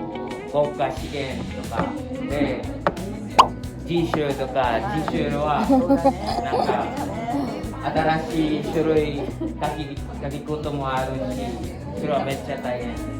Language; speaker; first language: Japanese; non-native, learner; Filipino